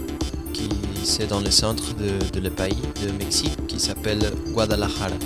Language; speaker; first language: French; non-native, learner; Spanish